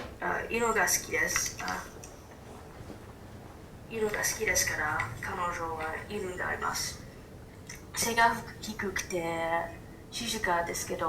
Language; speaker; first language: Japanese; non-native, learner; English